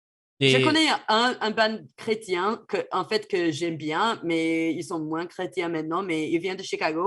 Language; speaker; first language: French; non-native, fluent; English